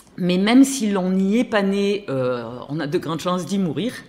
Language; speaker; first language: French; native; French